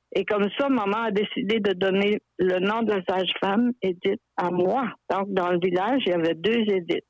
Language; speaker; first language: French; native; French